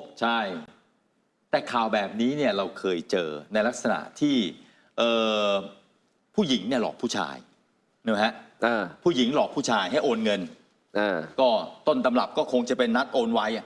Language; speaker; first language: Thai; native; Thai